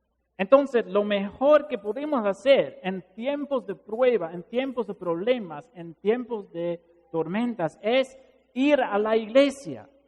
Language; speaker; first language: Spanish; non-native, fluent; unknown